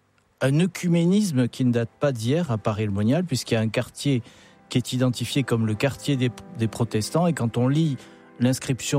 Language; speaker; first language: French; native; French